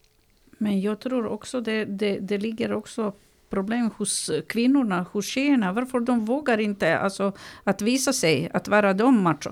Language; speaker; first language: Swedish; non-native, learner; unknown